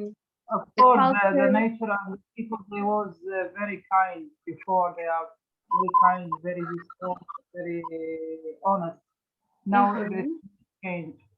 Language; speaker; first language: English; non-native, learner; Arabic